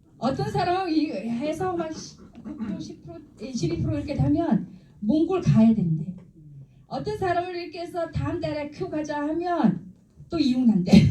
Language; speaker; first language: Korean; non-native, fluent; Mongolian